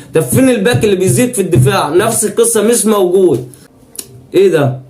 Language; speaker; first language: Arabic; native; Arabic